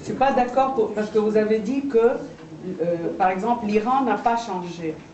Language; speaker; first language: French; non-native, local second language; Arabic